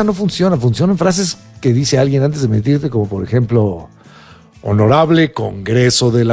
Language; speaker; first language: Spanish; native; Spanish